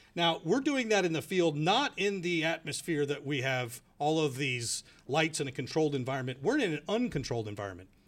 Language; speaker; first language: English; native; English